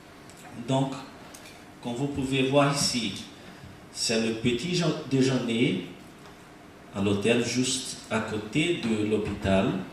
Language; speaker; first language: French; non-native, learner; Portuguese